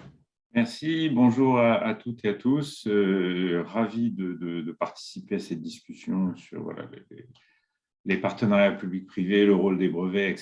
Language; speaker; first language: French; native; French